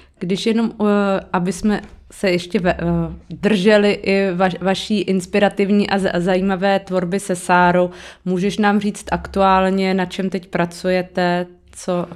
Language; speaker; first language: Czech; native; Czech